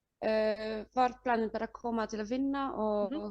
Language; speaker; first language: Icelandic; non-native, learner; Polish